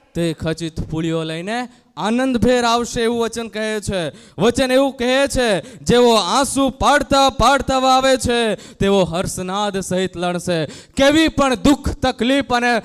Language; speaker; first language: Gujarati; non-native, local second language; Gamit